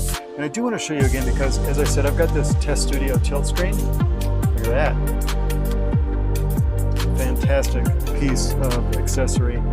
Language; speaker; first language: English; native; English